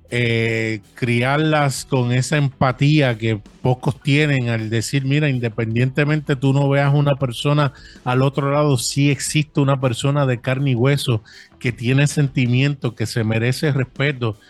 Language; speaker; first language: Spanish; early bilingual, heritage; Spanish